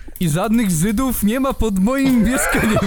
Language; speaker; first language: Polish; native; Polish